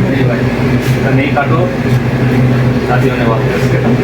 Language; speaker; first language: Hindi; non-native, learner; Bangla